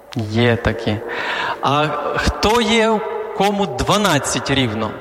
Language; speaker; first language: Ukrainian; non-native, local second language; Hungarian